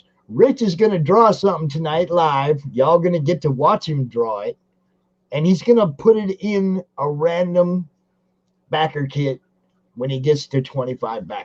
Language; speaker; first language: English; native; English